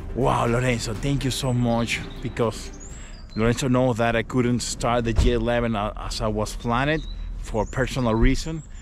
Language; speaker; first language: English; non-native, fluent; Spanish